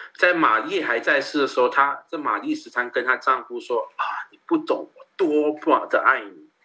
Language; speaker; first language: Chinese; native; Chinese